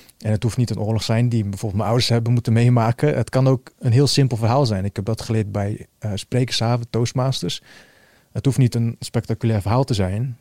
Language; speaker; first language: Dutch; early bilingual, other home language; Bosnian